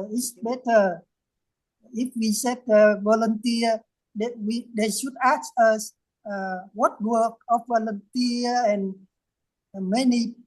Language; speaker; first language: English; non-native, learner; Vietnamese